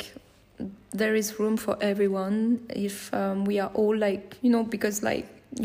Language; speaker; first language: English; non-native, fluent; French